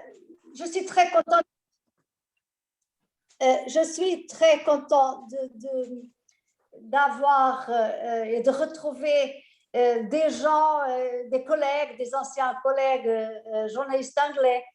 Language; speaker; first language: French; non-native, fluent; Portuguese